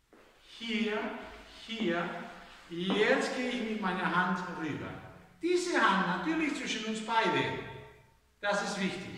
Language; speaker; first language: German; non-native, fluent; Spanish